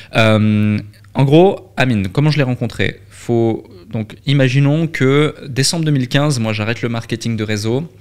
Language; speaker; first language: French; native; French